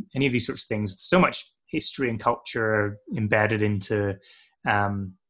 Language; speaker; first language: English; native; English